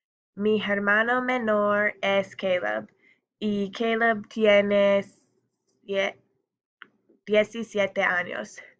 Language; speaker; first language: Spanish; non-native, learner; English